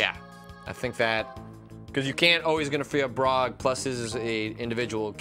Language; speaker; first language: English; native; English